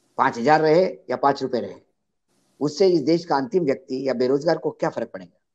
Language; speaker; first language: Hindi; native; Hindi